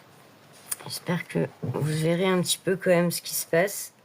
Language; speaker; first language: French; native; French